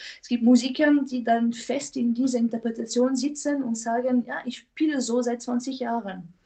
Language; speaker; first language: German; non-native, fluent; French